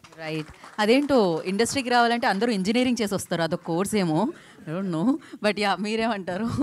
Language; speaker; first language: Telugu; native; Telugu